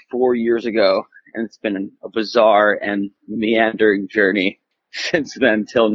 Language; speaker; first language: English; native; English